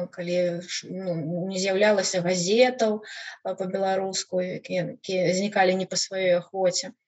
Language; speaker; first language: Belarusian; non-native, local second language; Russian